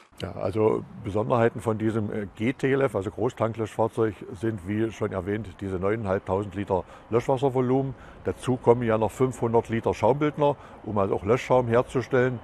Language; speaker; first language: German; native; German